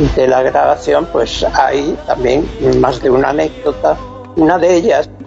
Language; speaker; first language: Spanish; native; Spanish